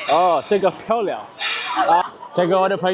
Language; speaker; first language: Chinese; non-native, learner; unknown